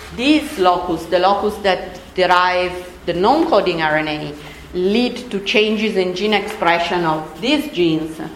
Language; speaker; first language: English; non-native, fluent; Italian